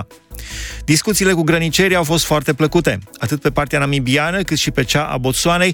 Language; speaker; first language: Romanian; native; Romanian